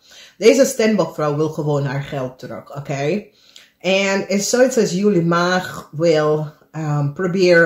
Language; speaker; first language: Dutch; non-native, learner; English